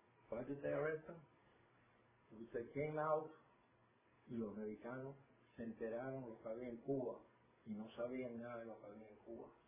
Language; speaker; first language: Spanish; native; Spanish